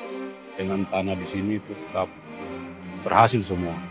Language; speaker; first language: Indonesian; native; Indonesian